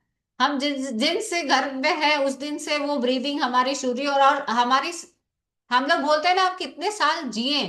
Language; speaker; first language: Hindi; native; Hindi